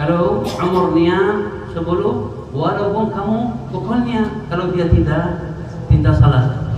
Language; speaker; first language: Indonesian; non-native, learner; Arabic